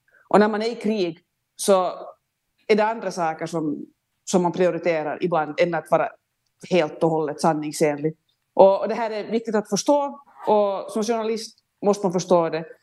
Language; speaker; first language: Swedish; native; Swedish